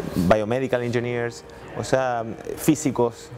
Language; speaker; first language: Spanish; native; Spanish